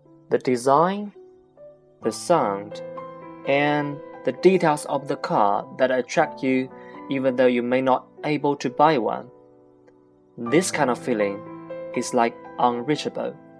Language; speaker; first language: English; non-native, fluent; Chinese